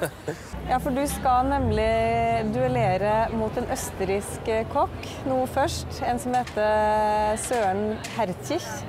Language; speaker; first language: Norwegian; native; Norwegian